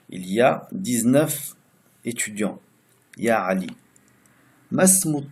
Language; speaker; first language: Arabic; non-native, fluent; French